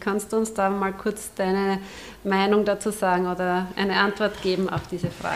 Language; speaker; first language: German; native; German